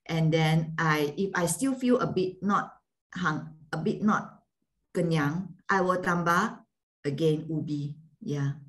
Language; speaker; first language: English; non-native, fluent; Malay